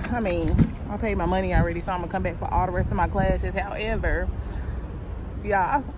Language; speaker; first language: English; native; English